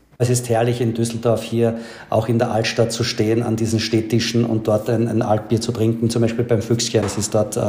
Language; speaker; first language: German; native; German